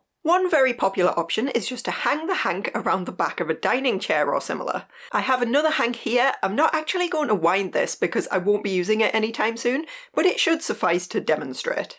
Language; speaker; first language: English; native; English